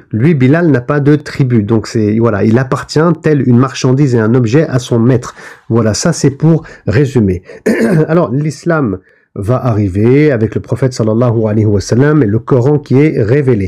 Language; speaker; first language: French; native; French